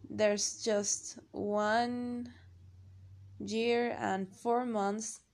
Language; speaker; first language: English; non-native, learner; Spanish